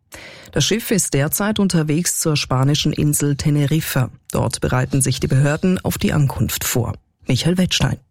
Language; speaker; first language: German; native; German